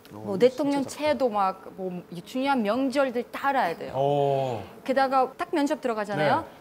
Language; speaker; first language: Korean; non-native, fluent; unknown